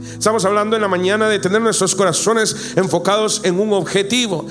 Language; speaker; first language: Spanish; native; Spanish